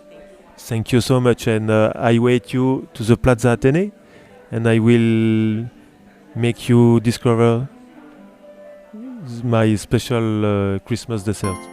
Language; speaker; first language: English; non-native, learner; French